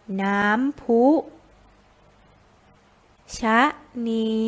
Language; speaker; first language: Thai; native; Thai